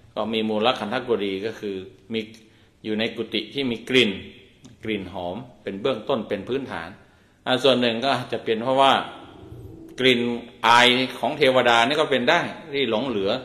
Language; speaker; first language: Thai; native; Thai